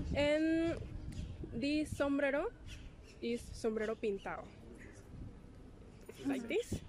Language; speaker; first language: English; non-native, learner; Spanish